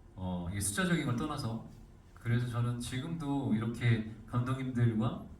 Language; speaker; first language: Korean; native; Korean